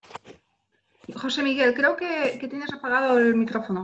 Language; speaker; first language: Spanish; non-native, fluent; Polish